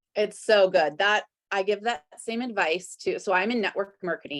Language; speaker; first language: English; native; English